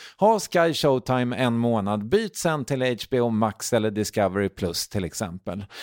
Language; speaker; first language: Swedish; native; Swedish